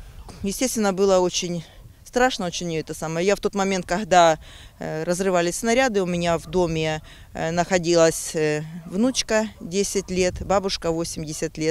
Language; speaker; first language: Russian; native; Russian